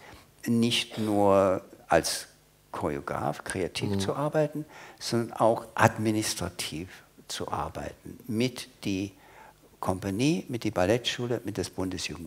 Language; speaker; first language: German; non-native, fluent; English